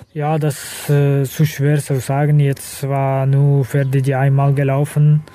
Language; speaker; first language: German; non-native, fluent; Russian